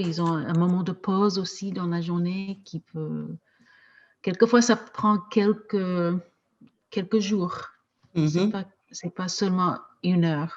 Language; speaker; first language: French; non-native, fluent; English